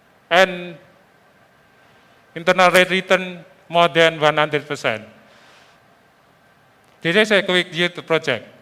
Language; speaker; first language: English; non-native, fluent; Indonesian